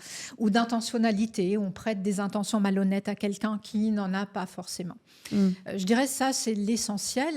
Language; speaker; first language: French; native; French